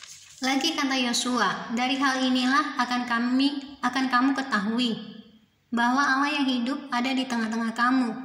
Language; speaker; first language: Indonesian; native; Indonesian